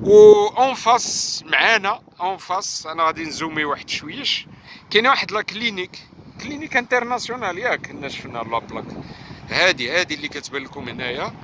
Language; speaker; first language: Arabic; native; Arabic